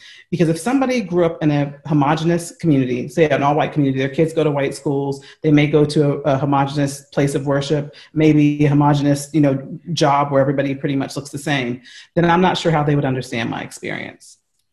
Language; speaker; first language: English; native; English